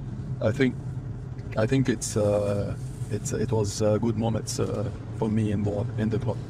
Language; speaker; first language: English; non-native, fluent; Arabic